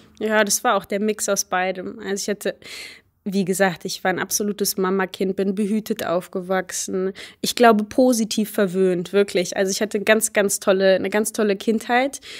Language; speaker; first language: German; early bilingual, other home language; Polish